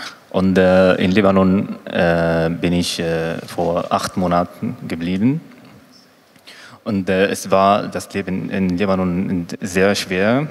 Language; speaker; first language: German; non-native, learner; Arabic